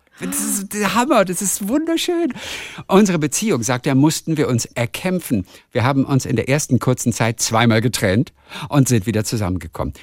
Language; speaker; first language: German; native; German